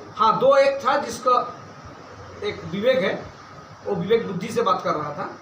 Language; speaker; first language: Hindi; non-native, local second language; Bangla